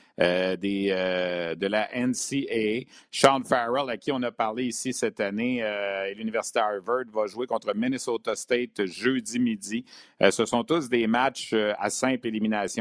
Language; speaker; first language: French; native; French